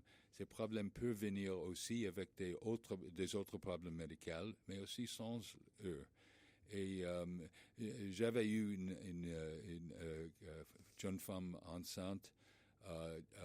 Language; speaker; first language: French; non-native, learner; English